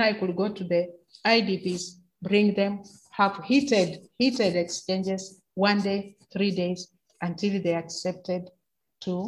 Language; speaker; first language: English; non-native, local second language; Luyia